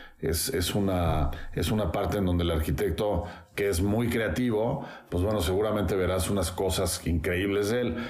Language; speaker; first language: Spanish; native; Spanish